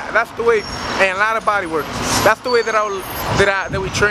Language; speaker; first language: English; early bilingual, other home language; Spanish